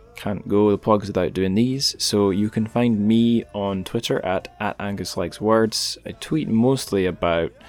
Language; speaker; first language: English; native; English